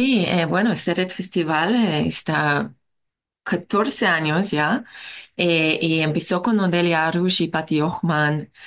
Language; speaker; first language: Spanish; non-native, learner; Hebrew